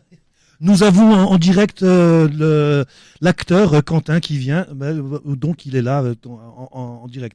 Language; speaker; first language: French; native; French